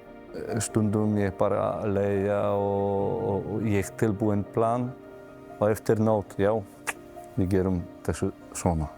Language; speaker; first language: Icelandic; non-native, learner; Polish